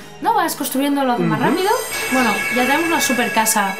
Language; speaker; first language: Spanish; native; Spanish